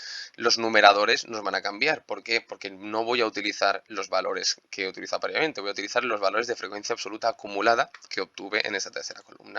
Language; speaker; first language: Spanish; native; Spanish